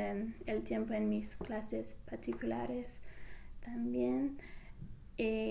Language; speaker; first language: Spanish; non-native, fluent; English